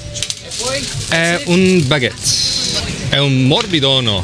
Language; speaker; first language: Italian; non-native, learner; English